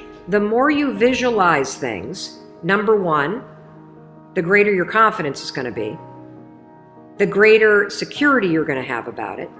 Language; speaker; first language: English; native; English